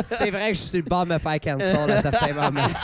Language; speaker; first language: French; native; French